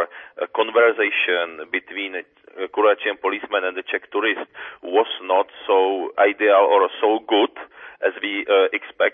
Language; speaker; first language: English; non-native, fluent; Czech